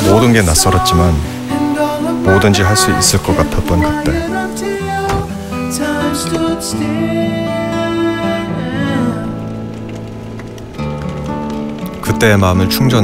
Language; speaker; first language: Korean; early bilingual, heritage; Korean